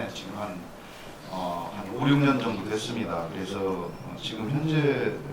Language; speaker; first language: Korean; native; Korean